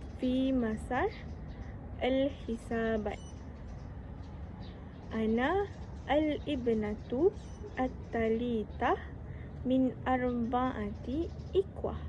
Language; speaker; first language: Arabic; non-native, learner; Malay